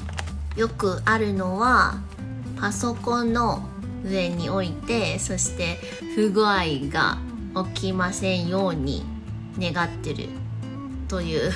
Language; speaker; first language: Japanese; non-native, fluent; Chinese